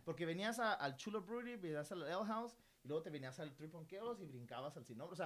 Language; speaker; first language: Spanish; early bilingual, heritage; Spanish